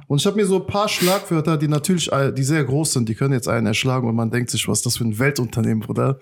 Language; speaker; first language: German; early bilingual, other home language; Persian